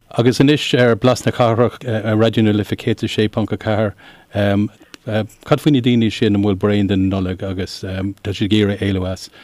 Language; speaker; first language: Irish; non-native, local second language; English